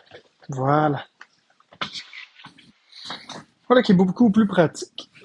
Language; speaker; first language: French; native; French